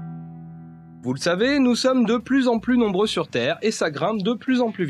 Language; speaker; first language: French; native; French